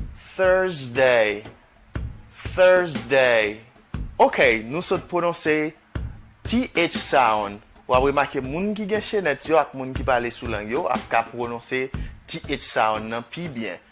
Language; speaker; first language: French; non-native, local second language; Haitian Creole